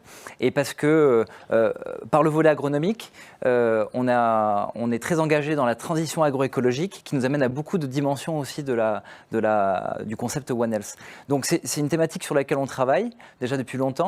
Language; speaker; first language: French; native; French